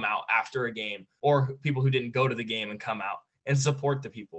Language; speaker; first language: English; native; English